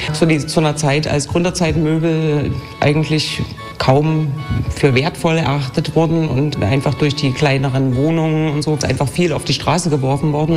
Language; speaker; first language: German; native; German